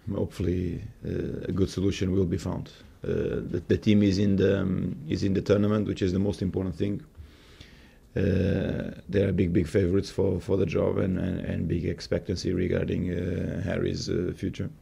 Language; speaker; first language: English; non-native, fluent; Portuguese